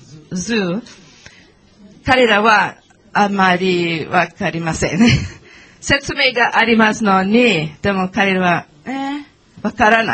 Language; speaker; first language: Japanese; non-native, learner; English